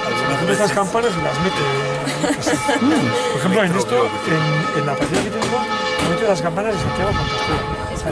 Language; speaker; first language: Spanish; native; Spanish